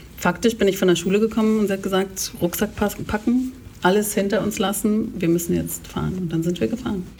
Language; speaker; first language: German; native; German